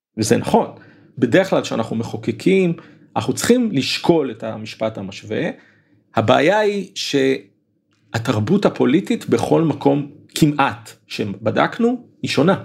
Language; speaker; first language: Hebrew; native; Hebrew